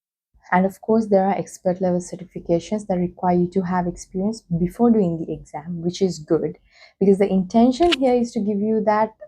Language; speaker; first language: English; non-native, local second language; Sinhala